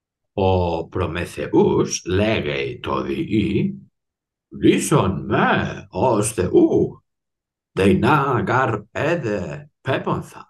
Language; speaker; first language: Greek; non-native, fluent; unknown